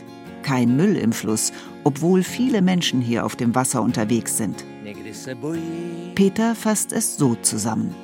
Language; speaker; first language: German; native; German